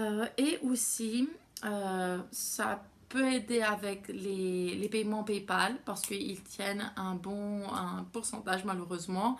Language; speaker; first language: French; non-native, fluent; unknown